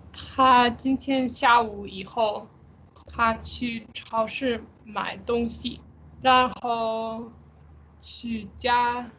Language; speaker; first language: Chinese; non-native, learner; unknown